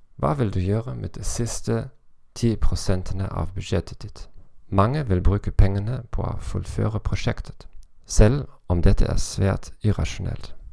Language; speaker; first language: Norwegian; non-native, learner; German